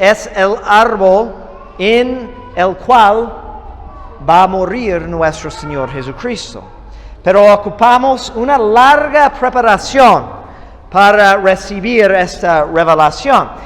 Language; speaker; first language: Spanish; non-native, fluent; English